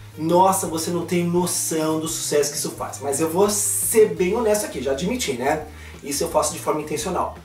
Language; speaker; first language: Portuguese; native; Portuguese